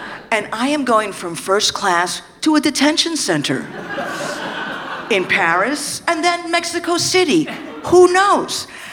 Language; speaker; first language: English; native; English